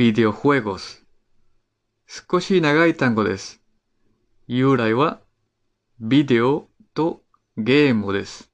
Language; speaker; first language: Japanese; non-native, fluent; Spanish